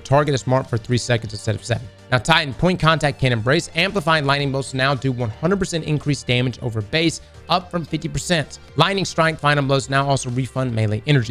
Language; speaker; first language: English; native; English